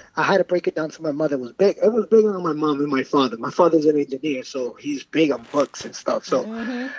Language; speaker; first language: English; non-native, fluent; Spanish